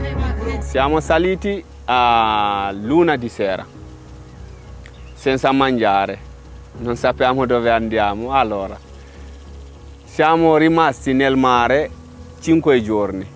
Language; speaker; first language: Italian; non-native, learner; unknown